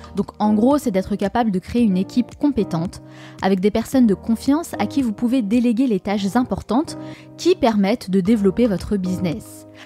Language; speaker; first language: French; native; French